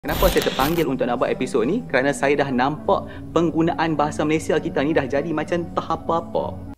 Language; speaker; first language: Malay; native; Malay